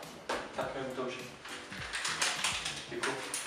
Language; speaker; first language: Czech; non-native, learner; English